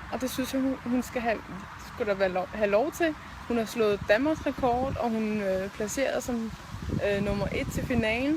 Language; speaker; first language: Danish; native; Danish